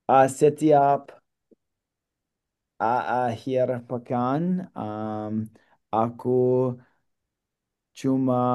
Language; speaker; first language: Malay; non-native, learner; English